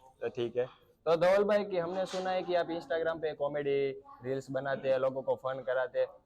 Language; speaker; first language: Hindi; non-native, local second language; Gujarati